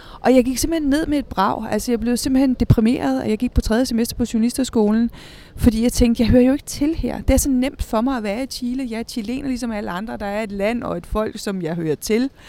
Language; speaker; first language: Danish; early bilingual, other home language; Spanish